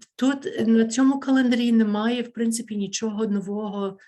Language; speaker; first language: Ukrainian; early bilingual, heritage; Ukrainian